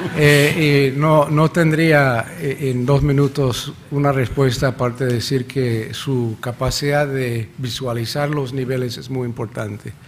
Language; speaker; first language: Spanish; non-native, fluent; English